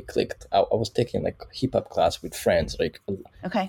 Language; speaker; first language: English; non-native, local second language; Kinyarwanda